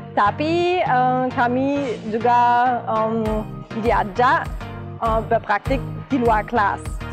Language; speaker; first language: Indonesian; non-native, learner; German